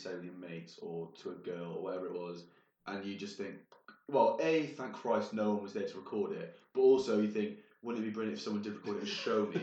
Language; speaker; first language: English; native; English